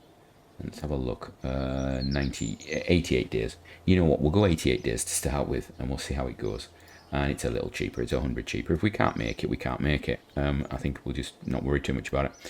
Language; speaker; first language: English; native; English